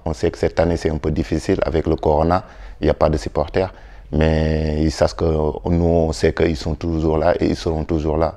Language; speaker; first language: French; non-native, local second language; Wolof